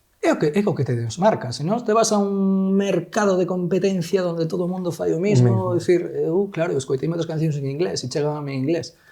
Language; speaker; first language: Galician; non-native, local second language; Spanish